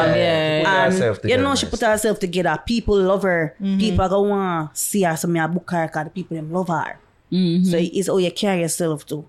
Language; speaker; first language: English; non-native, local second language; Jamaican Creole English